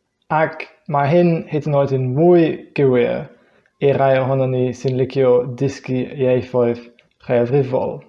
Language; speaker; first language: Welsh; non-native, fluent; English